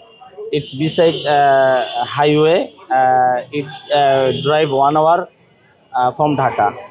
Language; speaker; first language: English; non-native, learner; Bangla